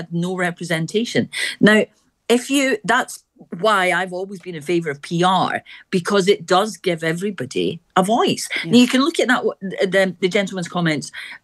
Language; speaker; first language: English; native; English